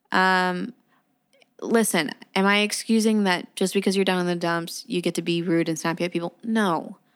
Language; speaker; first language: English; native; English